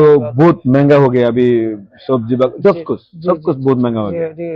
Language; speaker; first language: Hindi; non-native, local second language; Bangla